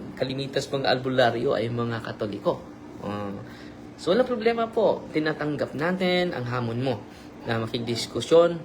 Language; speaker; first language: Filipino; native; Filipino